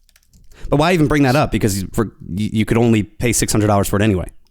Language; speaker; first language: English; native; English